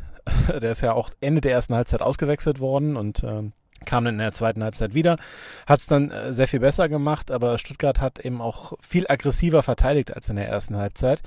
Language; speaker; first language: German; native; German